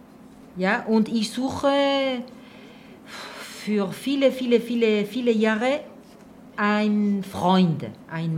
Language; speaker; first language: German; non-native, learner; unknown